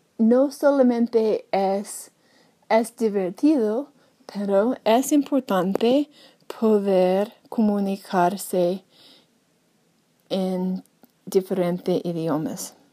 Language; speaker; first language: Spanish; non-native, learner; English